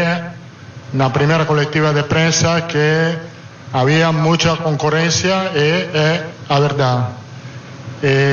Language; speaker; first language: Portuguese; non-native, fluent; Italian